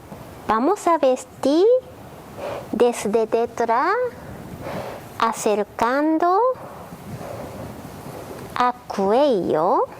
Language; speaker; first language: Spanish; non-native, learner; Japanese